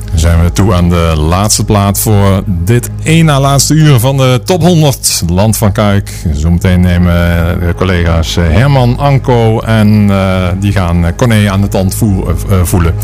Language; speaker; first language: Dutch; native; Dutch